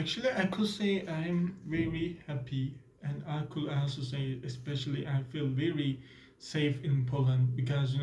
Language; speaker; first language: English; non-native, learner; Turkish